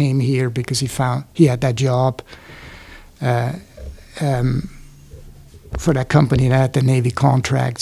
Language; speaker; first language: English; non-native, fluent; Swiss German